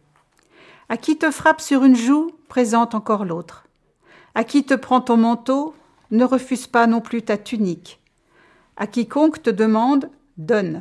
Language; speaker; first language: French; native; French